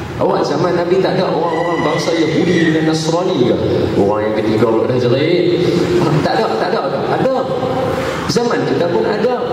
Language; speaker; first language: Malay; native; Malay